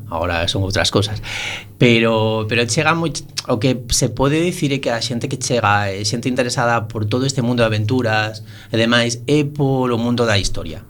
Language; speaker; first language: Galician; non-native, local second language; Spanish